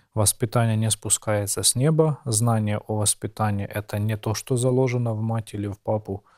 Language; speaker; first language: Russian; native; Russian